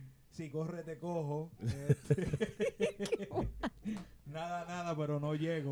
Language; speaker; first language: Spanish; early bilingual, heritage; Spanish